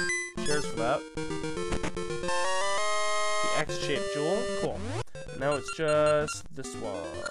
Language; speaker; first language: English; native; English